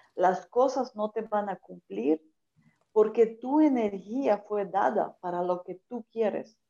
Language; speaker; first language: Spanish; non-native, fluent; Ukrainian